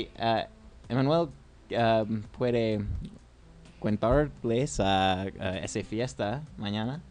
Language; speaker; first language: Spanish; non-native, learner; English